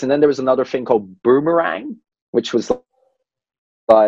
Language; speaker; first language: English; non-native, local second language; Cantonese